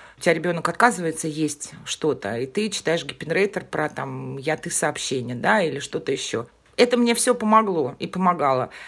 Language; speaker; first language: Russian; native; Russian